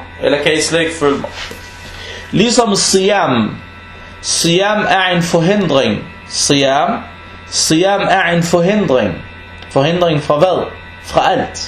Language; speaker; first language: Danish; early bilingual, other home language; Arabic